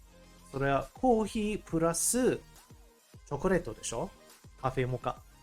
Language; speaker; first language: Japanese; non-native, learner; English